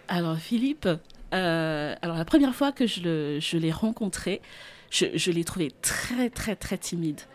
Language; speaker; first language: French; non-native, local second language; Malagasy